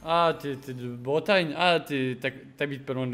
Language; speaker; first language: French; native; French